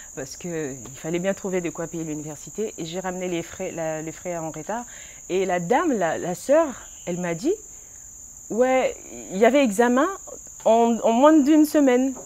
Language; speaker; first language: French; non-native, local second language; Lingala